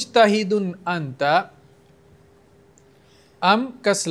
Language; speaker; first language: Arabic; non-native, fluent; Urdu